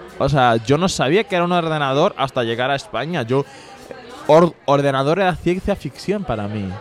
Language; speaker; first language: Spanish; early bilingual, other home language; Bangla